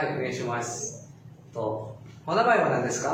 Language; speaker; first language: Japanese; non-native, fluent; Filipino